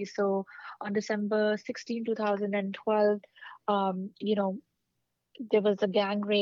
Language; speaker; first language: English; non-native, local second language; Hindi